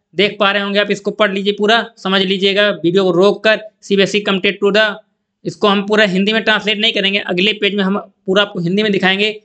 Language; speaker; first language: Hindi; native; Hindi